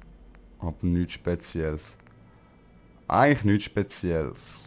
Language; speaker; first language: German; native; German